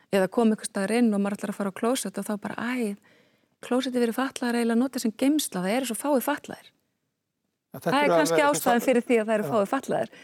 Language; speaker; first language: Icelandic; native; Icelandic